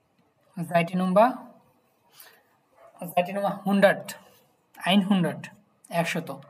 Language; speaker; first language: German; non-native, fluent; Bangla